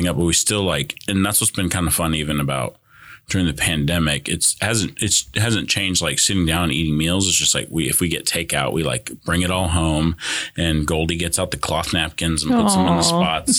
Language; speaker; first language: English; early bilingual, other home language; Spanish